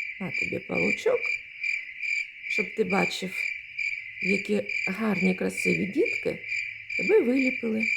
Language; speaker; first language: Ukrainian; native; Ukrainian